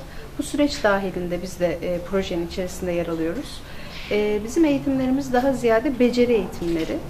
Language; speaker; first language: Turkish; native; Turkish